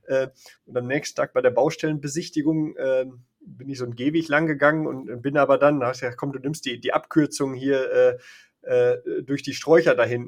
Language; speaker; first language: German; native; German